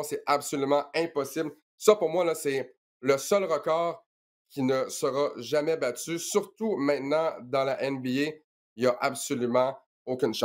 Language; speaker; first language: French; native; French